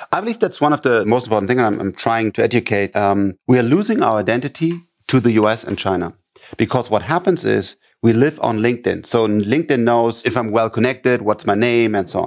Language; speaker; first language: English; non-native, fluent; German